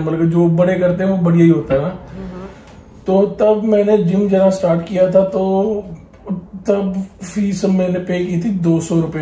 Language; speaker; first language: Hindi; non-native, local second language; Punjabi